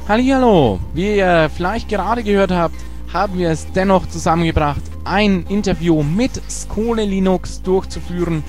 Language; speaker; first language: German; native; German